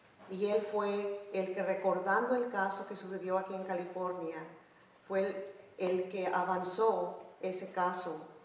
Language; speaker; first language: Spanish; early bilingual, heritage; Spanish